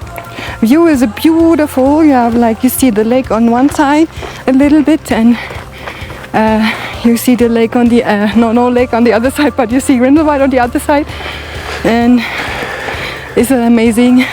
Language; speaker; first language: English; non-native, learner; German